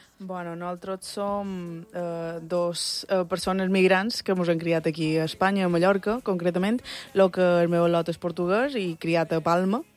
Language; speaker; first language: Catalan; early bilingual, other home language; Spanish